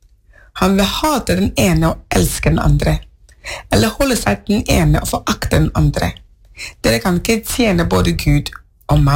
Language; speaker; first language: Norwegian; non-native, fluent; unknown